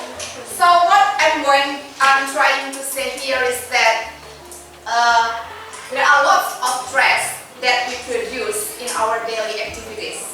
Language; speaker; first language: English; non-native, fluent; Indonesian